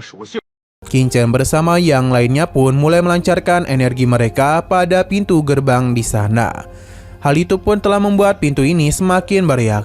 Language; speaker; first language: Indonesian; native; Indonesian